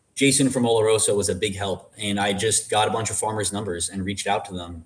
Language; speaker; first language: English; native; English